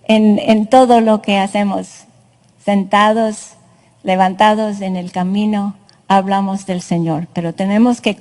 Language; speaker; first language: Spanish; non-native, fluent; English